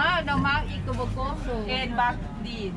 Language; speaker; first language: Dutch; non-native, learner; Thai